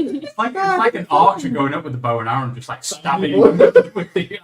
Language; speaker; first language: English; native; English